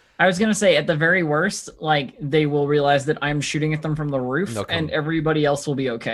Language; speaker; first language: English; native; English